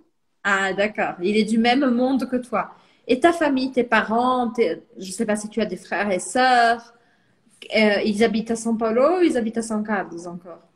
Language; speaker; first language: French; non-native, fluent; Portuguese